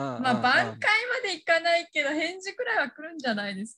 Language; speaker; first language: Japanese; native; Japanese